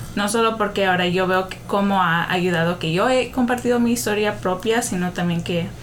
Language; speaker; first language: Spanish; early bilingual, heritage; Spanish